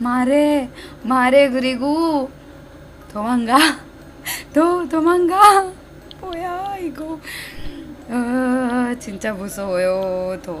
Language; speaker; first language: Korean; non-native, learner; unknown